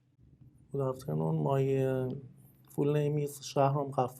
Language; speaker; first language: English; non-native, learner; Persian